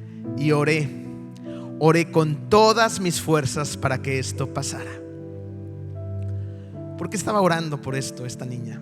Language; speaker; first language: Spanish; native; Spanish